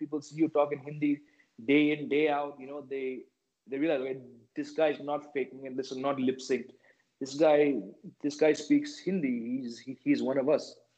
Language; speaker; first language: English; native; English